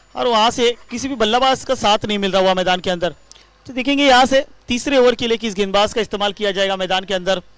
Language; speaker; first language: Hindi; non-native, local second language; Marathi